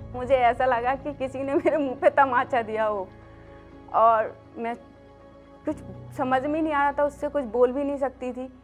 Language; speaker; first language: Hindi; native; Hindi